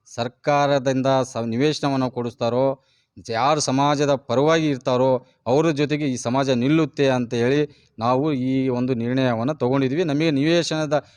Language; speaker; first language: Kannada; non-native, local second language; Lambadi